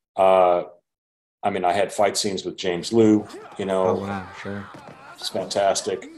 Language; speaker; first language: English; native; English